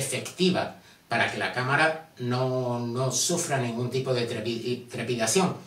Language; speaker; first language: Spanish; native; Spanish